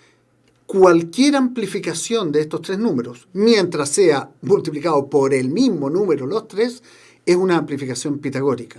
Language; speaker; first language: Spanish; native; Spanish